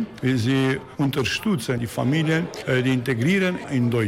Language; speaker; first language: German; non-native, learner; Romanian